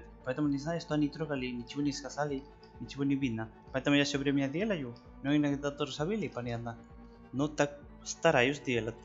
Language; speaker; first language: Russian; non-native, learner; Spanish